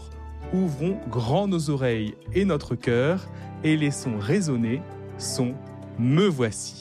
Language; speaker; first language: French; native; French